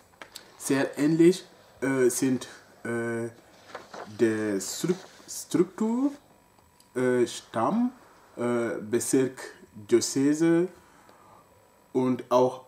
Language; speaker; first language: German; non-native, local second language; French